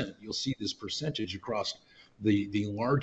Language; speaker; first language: English; native; English